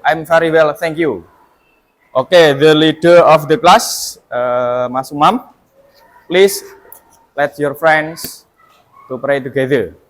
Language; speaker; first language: English; non-native, fluent; Indonesian